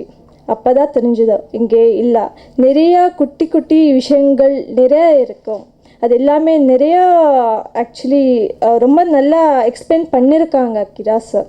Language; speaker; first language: Tamil; non-native, learner; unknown